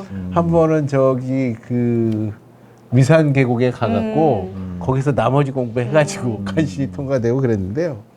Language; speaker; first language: Korean; native; Korean